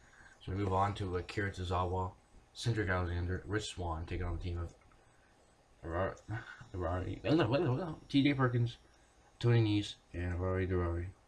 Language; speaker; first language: English; native; English